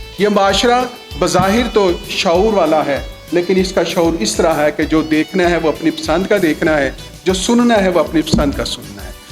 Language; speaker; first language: Urdu; non-native, local second language; Punjabi